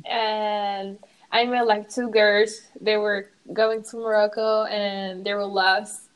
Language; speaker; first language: English; non-native, fluent; Arabic